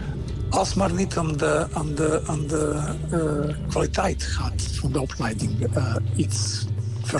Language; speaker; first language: Dutch; non-native, fluent; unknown